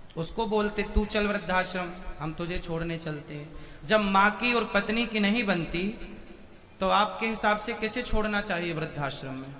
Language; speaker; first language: Hindi; native; Hindi